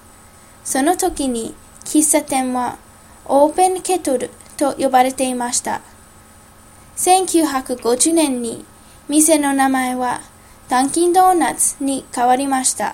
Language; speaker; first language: Japanese; non-native, learner; English